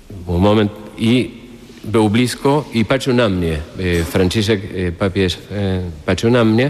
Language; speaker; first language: Polish; non-native, fluent; Spanish